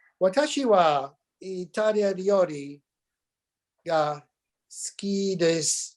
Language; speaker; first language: Japanese; non-native, learner; English